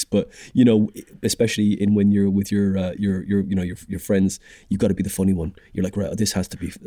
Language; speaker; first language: English; native; English